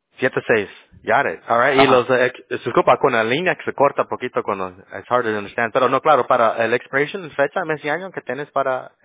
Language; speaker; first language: Spanish; early bilingual, heritage; English